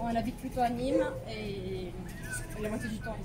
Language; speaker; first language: French; non-native, fluent; Portuguese